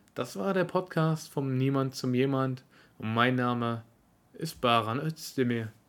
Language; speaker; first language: German; early bilingual, other home language; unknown